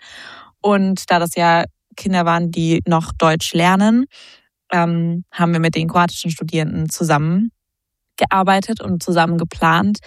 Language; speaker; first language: German; native; German